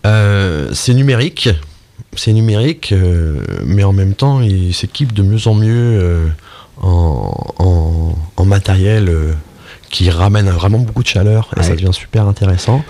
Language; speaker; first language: French; native; French